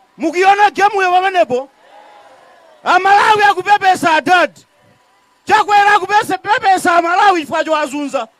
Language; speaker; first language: Nyanja; native; Nyanja